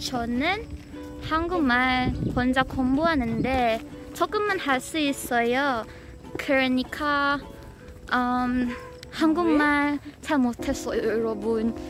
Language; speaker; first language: Korean; non-native, learner; Malay